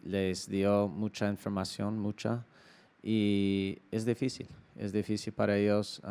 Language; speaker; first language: Spanish; non-native, learner; English